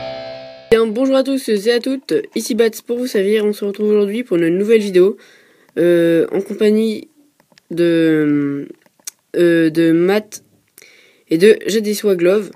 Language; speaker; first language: French; native; French